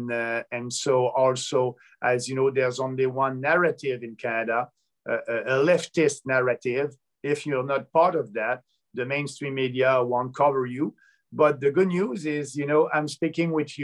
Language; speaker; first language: English; non-native, local second language; French